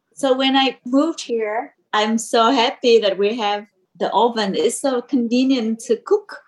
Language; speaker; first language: English; non-native, learner; Vietnamese